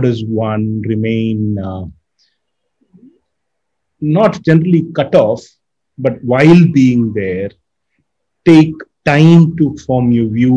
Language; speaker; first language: English; non-native, local second language; Malayalam